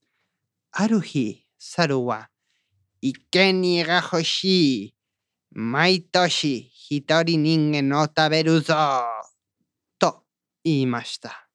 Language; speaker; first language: Japanese; non-native, learner; Spanish